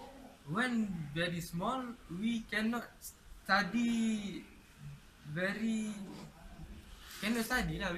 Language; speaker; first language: English; non-native, local second language; Malay